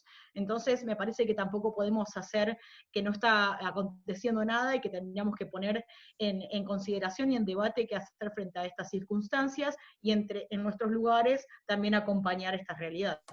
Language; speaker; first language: Spanish; native; Spanish